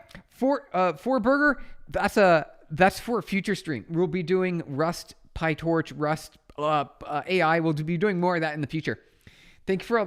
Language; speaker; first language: English; native; English